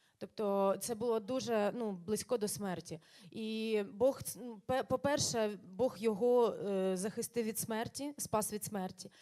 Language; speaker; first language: Ukrainian; non-native, local second language; Russian